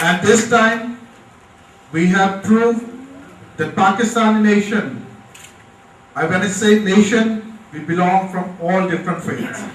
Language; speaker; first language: English; non-native, local second language; Urdu